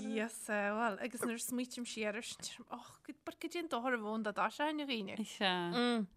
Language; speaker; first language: Irish; native; Irish